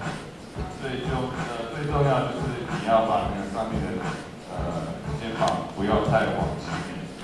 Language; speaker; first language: Chinese; early bilingual, heritage; English